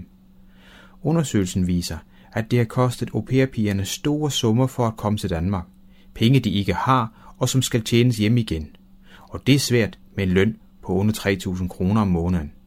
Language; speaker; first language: Danish; native; Danish